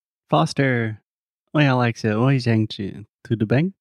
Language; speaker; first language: Portuguese; non-native, fluent; English